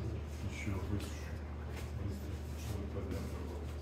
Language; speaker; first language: Russian; non-native, learner; Bulgarian